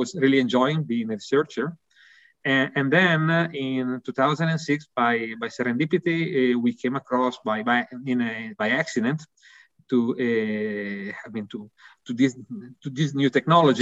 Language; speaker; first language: English; non-native, fluent; Italian